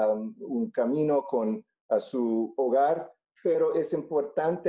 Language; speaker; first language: Spanish; non-native, local second language; English